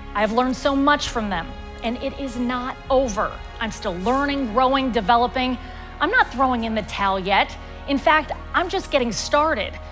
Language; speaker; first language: English; native; English